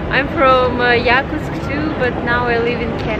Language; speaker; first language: English; non-native, fluent; Russian